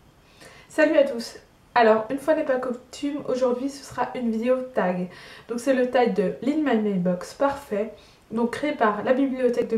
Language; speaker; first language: French; native; French